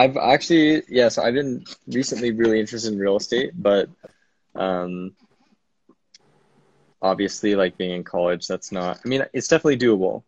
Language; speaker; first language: English; native; English